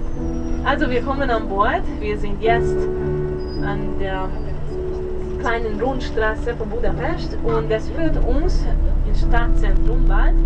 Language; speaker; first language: German; non-native, fluent; Hungarian